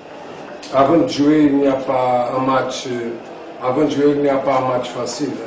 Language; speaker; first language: French; non-native, fluent; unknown